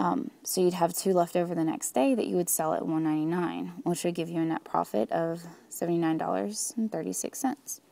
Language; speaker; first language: English; native; English